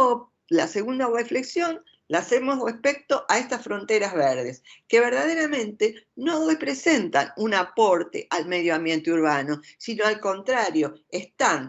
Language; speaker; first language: Spanish; native; Spanish